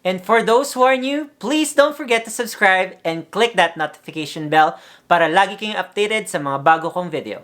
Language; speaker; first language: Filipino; native; Filipino